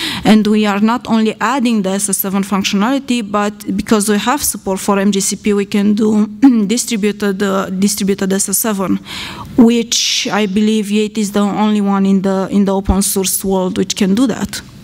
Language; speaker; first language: English; non-native, fluent; Romanian